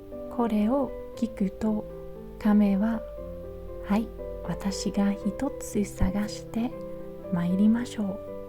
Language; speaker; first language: Japanese; non-native, learner; English